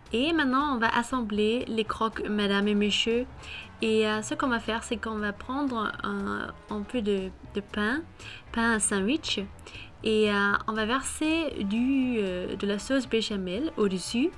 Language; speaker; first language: French; non-native, fluent; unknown